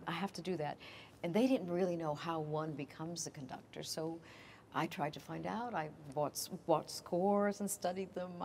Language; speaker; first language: English; native; English